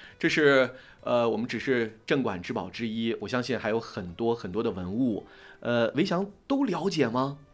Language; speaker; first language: Chinese; native; Chinese